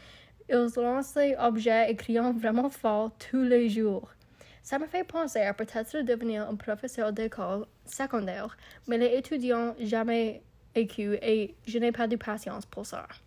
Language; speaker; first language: French; non-native, local second language; English